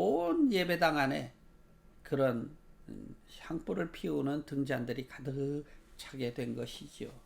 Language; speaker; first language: Korean; native; Korean